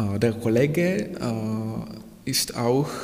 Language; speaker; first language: German; non-native, fluent; Czech